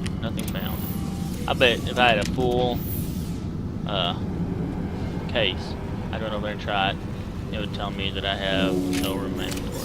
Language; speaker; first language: English; native; English